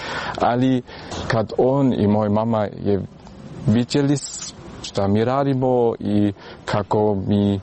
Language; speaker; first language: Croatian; early bilingual, heritage; German